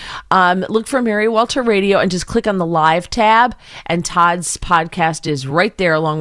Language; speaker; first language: English; native; English